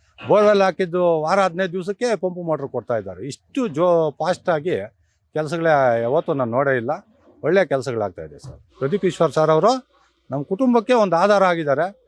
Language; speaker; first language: Kannada; native; Kannada